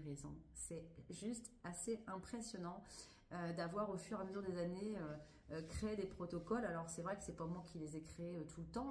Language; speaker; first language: French; native; French